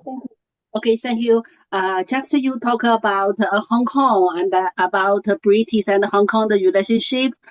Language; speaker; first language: English; non-native, learner; Chinese